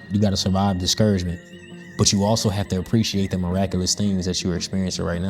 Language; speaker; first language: English; native; English